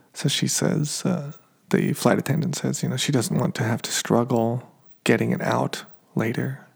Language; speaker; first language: English; native; English